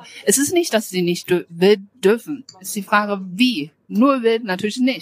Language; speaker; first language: German; non-native, fluent; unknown